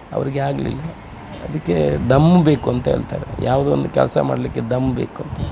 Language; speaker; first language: Kannada; non-native, local second language; Tulu